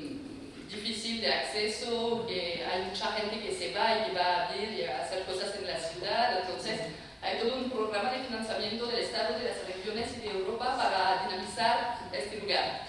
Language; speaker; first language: Spanish; non-native, fluent; French